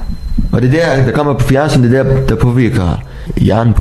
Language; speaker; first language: Danish; non-native, learner; Arabic